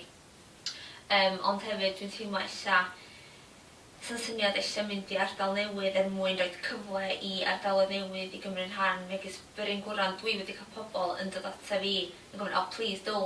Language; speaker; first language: Welsh; native; Welsh